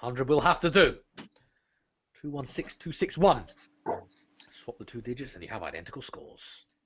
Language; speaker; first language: English; native; English